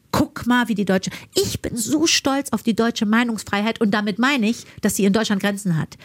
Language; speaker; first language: German; early bilingual, other home language; Persian